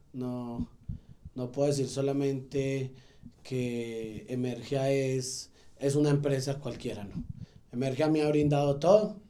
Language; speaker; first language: Spanish; native; Spanish